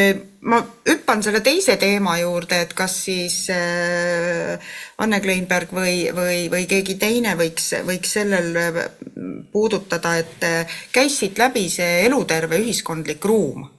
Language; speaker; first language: Estonian; native; Estonian